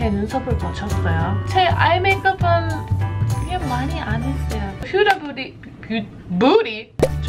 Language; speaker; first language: Korean; non-native, learner; English